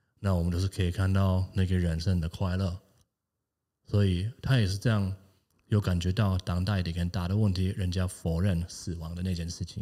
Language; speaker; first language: Chinese; non-native, fluent; German